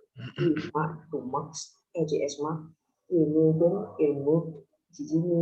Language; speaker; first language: German; non-native, learner; Indonesian